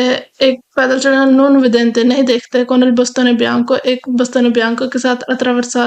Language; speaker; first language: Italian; non-native, fluent; Urdu